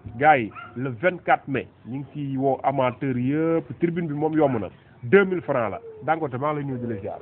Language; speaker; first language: Wolof; native; Wolof